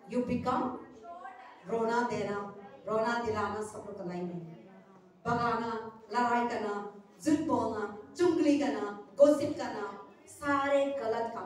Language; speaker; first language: Hindi; non-native, local second language; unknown